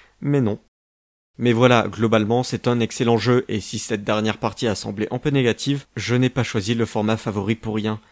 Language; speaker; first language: French; native; French